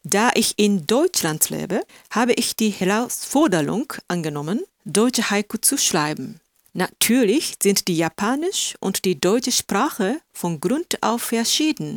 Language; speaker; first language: German; non-native, fluent; Japanese